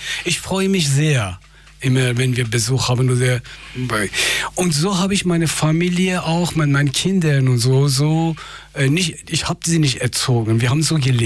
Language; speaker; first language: German; non-native, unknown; Persian